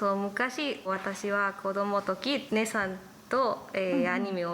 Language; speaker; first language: Japanese; non-native, learner; Spanish